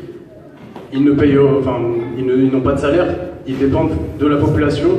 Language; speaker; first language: French; native; French